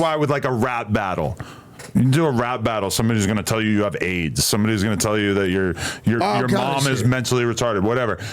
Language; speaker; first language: English; native; English